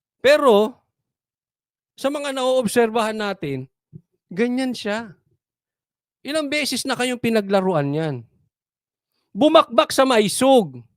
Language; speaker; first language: Filipino; native; Filipino